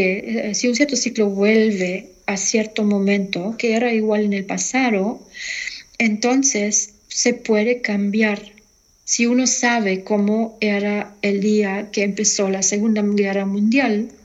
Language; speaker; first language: Spanish; non-native, fluent; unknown